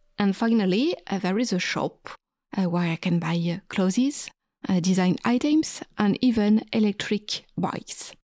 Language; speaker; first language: English; non-native, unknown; French